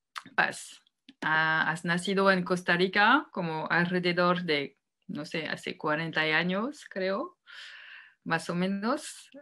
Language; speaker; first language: Spanish; non-native, fluent; French